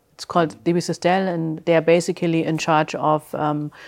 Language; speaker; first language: English; early bilingual, other home language; German